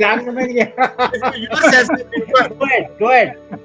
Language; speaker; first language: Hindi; non-native, local second language; Punjabi